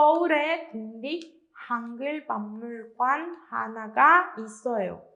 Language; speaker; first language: Korean; non-native, learner; Spanish